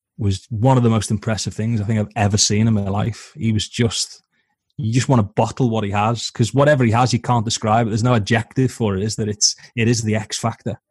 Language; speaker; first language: English; native; English